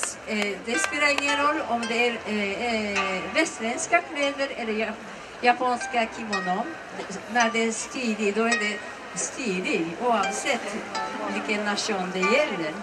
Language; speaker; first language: Swedish; non-native, learner; Japanese